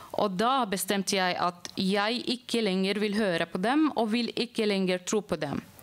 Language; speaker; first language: Norwegian; non-native, fluent; Arabic